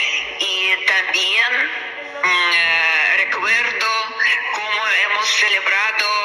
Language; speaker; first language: Spanish; non-native, learner; Russian